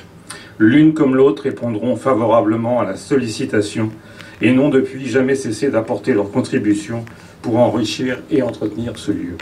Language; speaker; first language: French; native; French